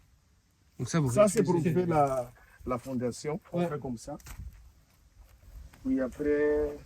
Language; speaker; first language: French; non-native, learner; Portuguese